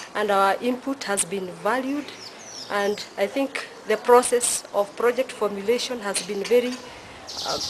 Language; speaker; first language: English; non-native, local second language; Kikuyu